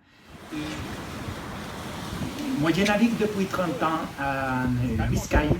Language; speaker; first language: French; non-native, fluent; Spanish